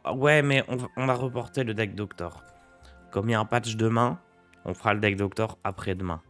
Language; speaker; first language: French; native; French